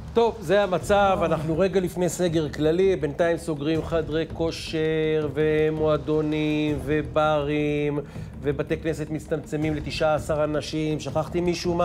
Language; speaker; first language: Hebrew; native; Hebrew